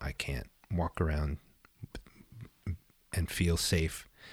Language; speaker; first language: English; early bilingual, other home language; Spanish